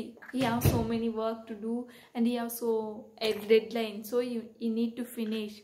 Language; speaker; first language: English; non-native, local second language; Kannada